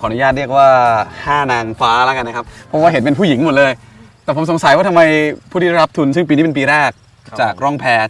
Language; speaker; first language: Thai; native; Thai